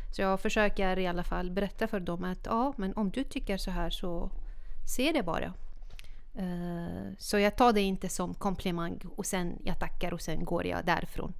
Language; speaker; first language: Swedish; non-native, fluent; Arabic